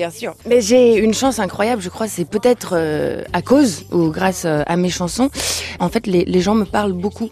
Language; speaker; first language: French; non-native, fluent; Lithuanian